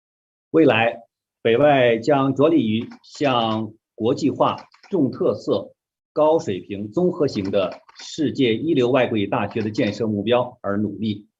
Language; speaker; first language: Chinese; native; Chinese